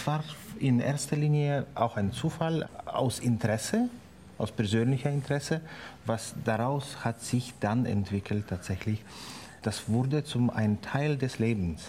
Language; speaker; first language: German; non-native, fluent; Ukrainian